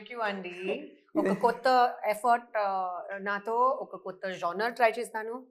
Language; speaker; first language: Telugu; non-native, local second language; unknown